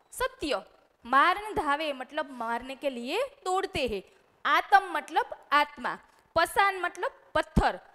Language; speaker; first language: Hindi; non-native, local second language; Gujarati